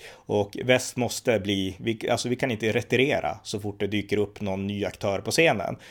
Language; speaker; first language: Swedish; native; Swedish